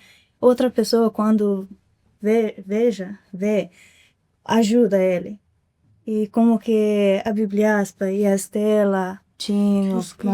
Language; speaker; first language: Portuguese; non-native, fluent; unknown